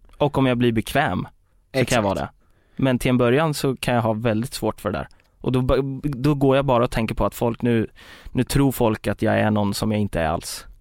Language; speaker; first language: Swedish; native; Swedish